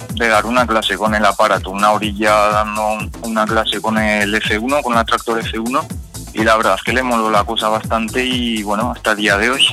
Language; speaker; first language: Spanish; native; Spanish